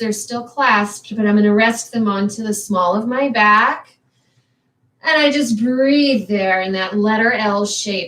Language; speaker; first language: English; native; English